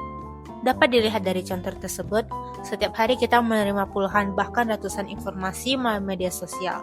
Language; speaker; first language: Indonesian; native; Indonesian